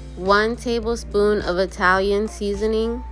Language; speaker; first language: English; native; English